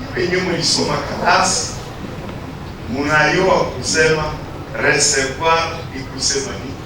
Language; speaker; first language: Swahili; non-native, local second language; Nande